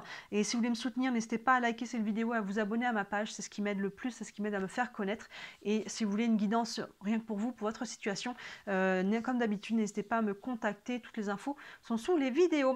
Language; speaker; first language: French; native; French